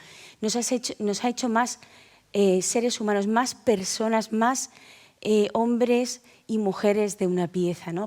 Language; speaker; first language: Spanish; native; Spanish